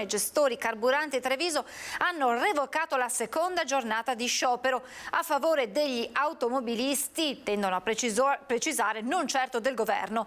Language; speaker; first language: Italian; native; Italian